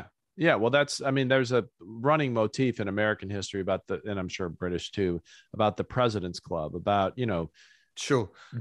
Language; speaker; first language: English; native; English